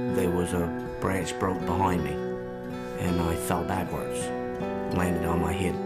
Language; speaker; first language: English; native; English